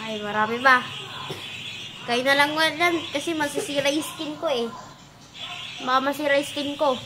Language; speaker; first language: Filipino; native; Filipino